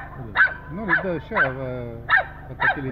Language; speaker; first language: French; non-native, local second language; Arabic